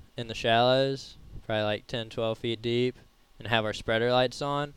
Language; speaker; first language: English; native; English